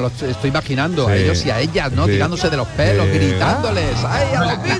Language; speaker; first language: Spanish; native; Spanish